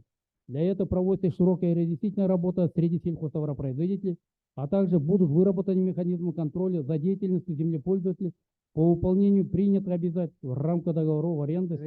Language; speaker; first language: Russian; native; Russian